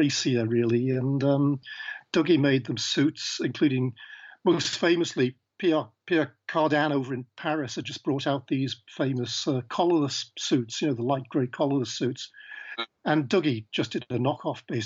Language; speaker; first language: English; native; English